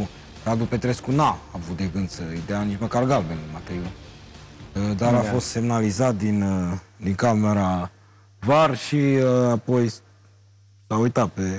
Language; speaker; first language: Romanian; native; Romanian